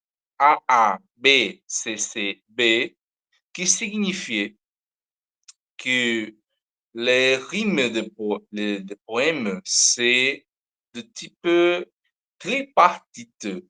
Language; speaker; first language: French; non-native, learner; Portuguese